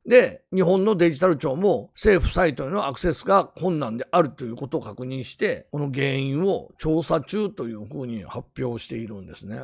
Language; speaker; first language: Japanese; native; Japanese